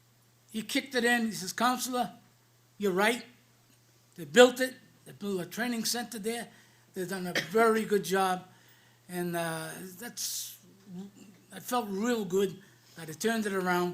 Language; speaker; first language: English; native; English